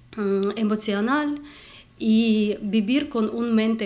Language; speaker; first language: Spanish; non-native, learner; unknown